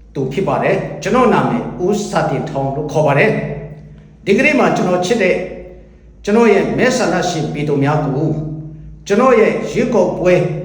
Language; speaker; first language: Burmese; non-native, local second language; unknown